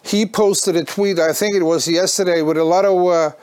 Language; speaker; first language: English; non-native, fluent; Norwegian